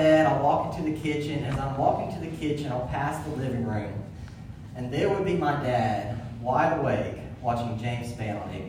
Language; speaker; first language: English; native; English